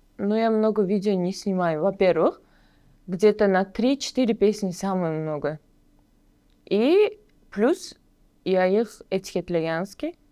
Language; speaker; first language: Russian; non-native, local second language; Uzbek